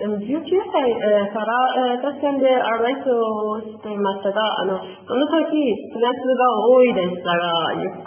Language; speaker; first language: Japanese; non-native, learner; Persian